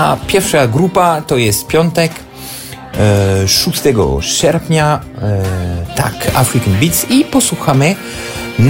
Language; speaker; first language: Polish; non-native, fluent; French